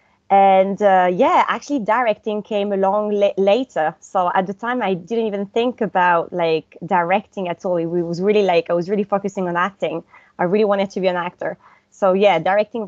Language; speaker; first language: English; non-native, fluent; French